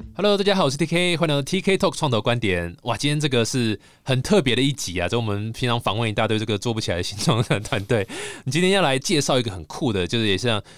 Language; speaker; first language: Chinese; native; Chinese